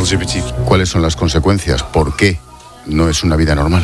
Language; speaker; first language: Spanish; native; Spanish